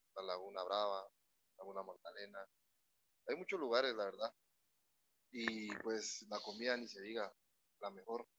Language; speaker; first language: Spanish; native; Spanish